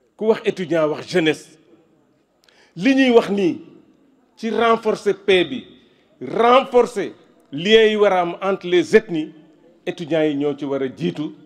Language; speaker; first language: Wolof; non-native, local second language; Serer